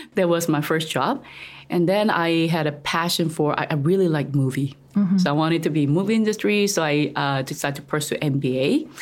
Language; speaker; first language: English; non-native, fluent; Korean